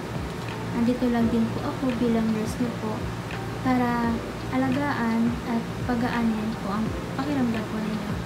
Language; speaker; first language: Filipino; native; Filipino